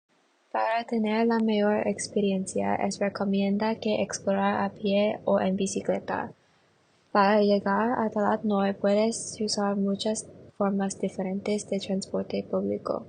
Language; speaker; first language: Spanish; non-native, learner; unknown